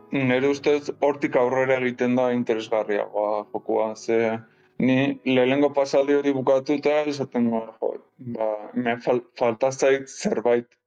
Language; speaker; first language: Basque; non-native, learner; Spanish